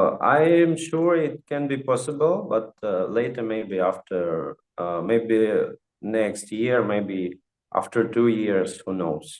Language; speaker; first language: English; non-native, fluent; Russian